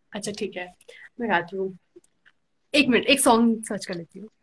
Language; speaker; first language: Hindi; native; Hindi